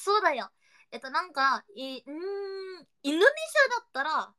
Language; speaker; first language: Japanese; non-native, learner; Indonesian